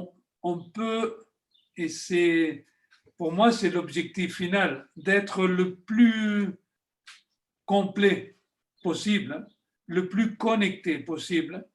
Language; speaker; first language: French; non-native, fluent; Spanish